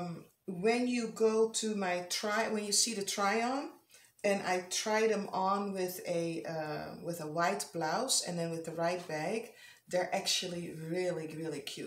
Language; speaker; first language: English; non-native, fluent; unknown